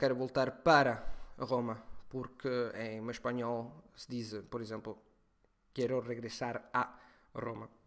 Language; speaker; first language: Portuguese; non-native, fluent; Italian